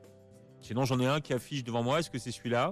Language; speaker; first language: French; native; French